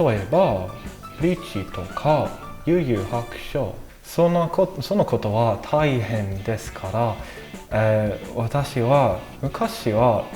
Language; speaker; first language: Japanese; non-native, learner; English